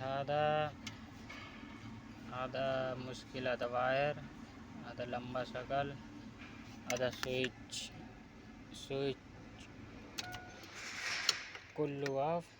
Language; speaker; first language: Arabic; non-native, learner; Urdu